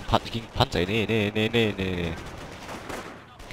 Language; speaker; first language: German; native; German